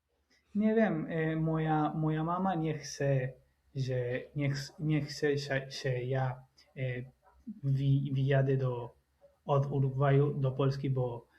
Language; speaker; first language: Polish; non-native, learner; Spanish